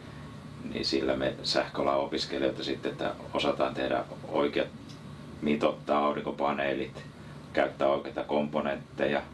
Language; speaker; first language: Finnish; native; Finnish